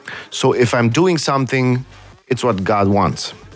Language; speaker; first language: English; non-native, fluent; Romanian